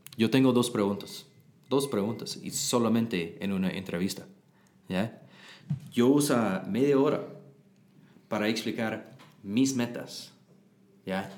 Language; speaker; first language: Spanish; non-native, learner; English